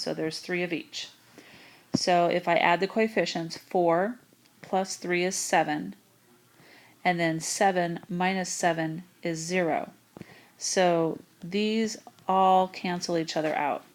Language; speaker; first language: English; native; English